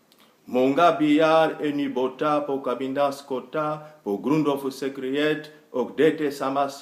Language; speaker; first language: Swedish; non-native, fluent; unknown